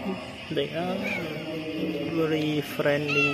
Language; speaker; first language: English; non-native, learner; Vietnamese